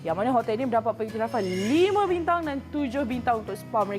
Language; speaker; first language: Malay; native; Malay